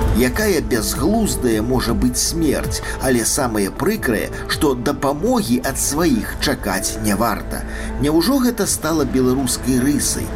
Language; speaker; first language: Belarusian; native; Belarusian